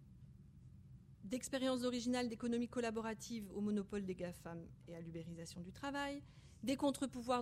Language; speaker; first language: French; native; French